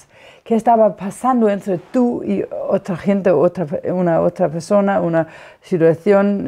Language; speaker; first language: Spanish; non-native, fluent; Danish